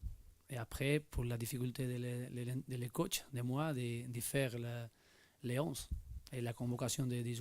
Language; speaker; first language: French; non-native, learner; Spanish